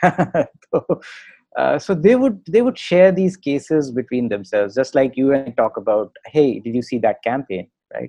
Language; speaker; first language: English; non-native, local second language; Hindi